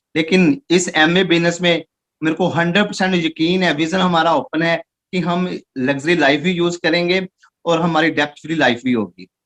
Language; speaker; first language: Hindi; non-native, local second language; Punjabi